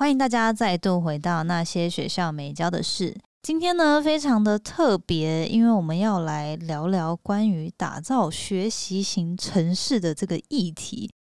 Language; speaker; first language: Chinese; native; Chinese